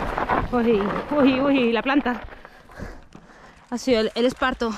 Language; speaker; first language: Spanish; native; Spanish